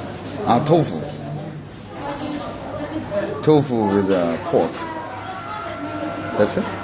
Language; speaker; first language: English; non-native, learner; Korean